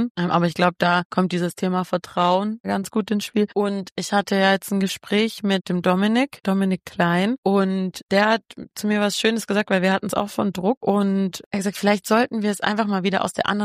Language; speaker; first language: German; native; German